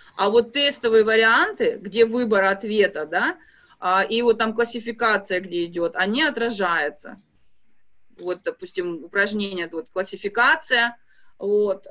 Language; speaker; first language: Russian; native; Russian